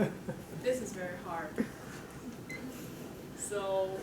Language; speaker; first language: English; non-native, fluent; Chinese